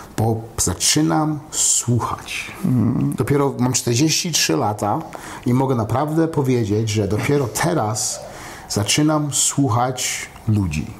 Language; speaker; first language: Polish; early bilingual, heritage; Polish